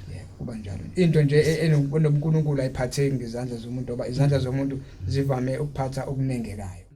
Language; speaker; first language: Zulu; native; Zulu